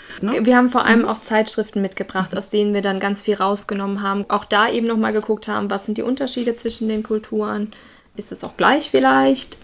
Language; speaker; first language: German; early bilingual, other home language; Russian